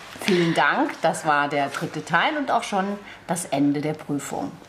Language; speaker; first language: German; native; German